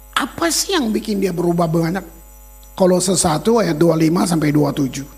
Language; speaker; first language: Indonesian; native; Indonesian